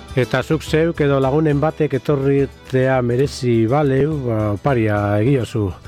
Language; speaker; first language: Basque; native; Basque